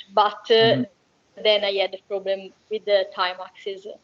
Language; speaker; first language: English; non-native, fluent; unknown